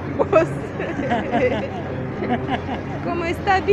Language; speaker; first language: Spanish; non-native, learner; Russian